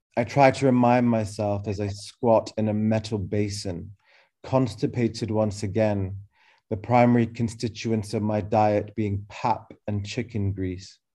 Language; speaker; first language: English; early bilingual, other home language; Arabic